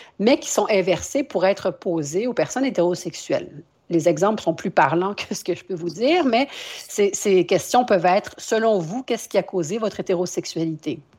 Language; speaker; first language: French; native; French